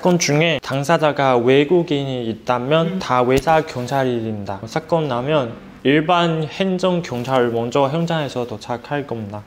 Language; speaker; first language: Korean; non-native, fluent; Chinese